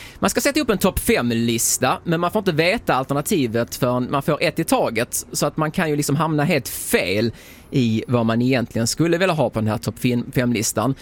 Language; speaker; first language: Swedish; native; Swedish